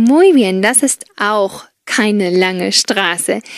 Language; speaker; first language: German; non-native, fluent; Spanish